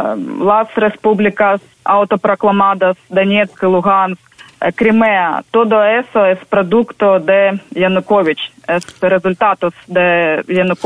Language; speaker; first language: Spanish; non-native, fluent; Ukrainian